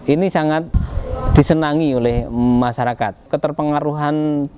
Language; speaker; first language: Indonesian; native; Indonesian